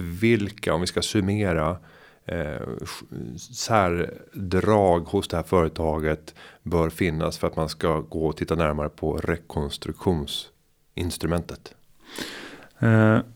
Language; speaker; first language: Swedish; native; Swedish